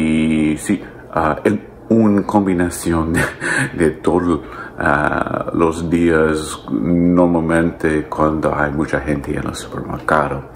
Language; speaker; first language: Spanish; non-native, learner; English